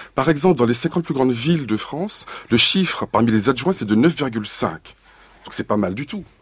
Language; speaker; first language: French; native; French